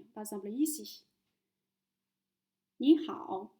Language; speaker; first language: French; non-native, fluent; Chinese